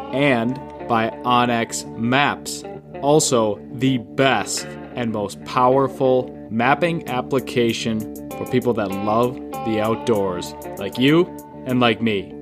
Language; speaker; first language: English; native; English